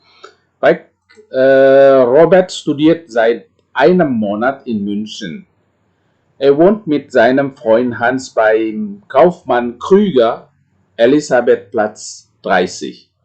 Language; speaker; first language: German; non-native, fluent; Indonesian